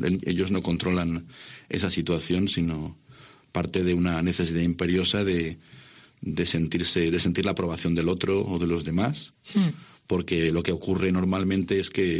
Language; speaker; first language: Spanish; native; Spanish